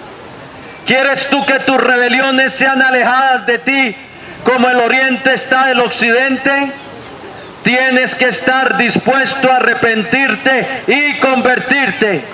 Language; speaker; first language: Spanish; native; Spanish